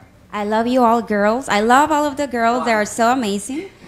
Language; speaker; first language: English; non-native, fluent; Spanish